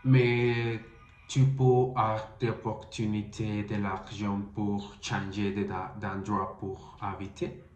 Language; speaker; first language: French; non-native, learner; Spanish